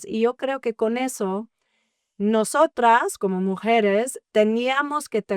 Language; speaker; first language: Spanish; early bilingual, heritage; English